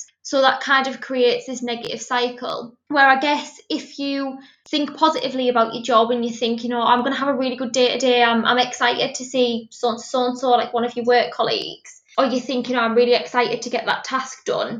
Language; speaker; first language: English; native; English